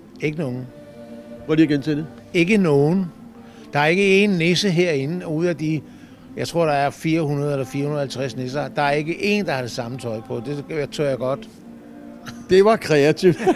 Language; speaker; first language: Danish; native; Danish